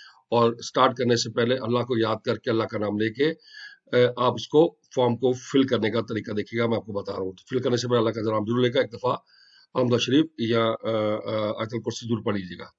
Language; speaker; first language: Hindi; non-native, local second language; Punjabi